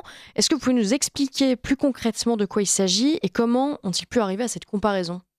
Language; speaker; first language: French; native; French